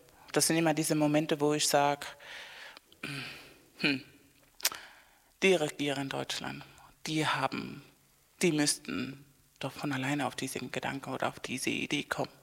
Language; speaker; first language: German; non-native, fluent; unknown